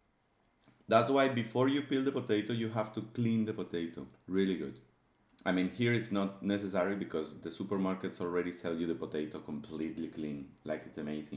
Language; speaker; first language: English; non-native, fluent; Spanish